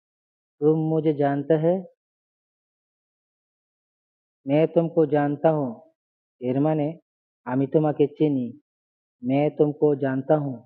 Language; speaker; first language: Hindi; non-native, fluent; Bangla